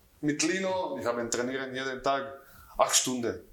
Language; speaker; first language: German; non-native, learner; Croatian